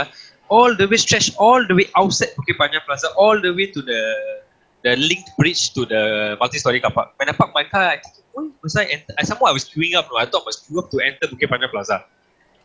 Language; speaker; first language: English; native; English